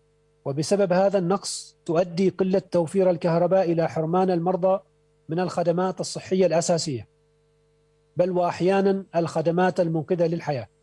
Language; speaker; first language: Arabic; native; Arabic